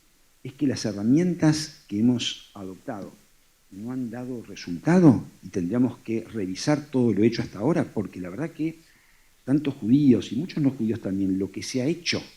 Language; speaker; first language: Spanish; native; Spanish